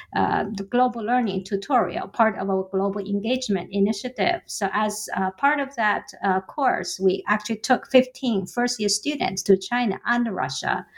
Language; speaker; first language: English; non-native, fluent; Chinese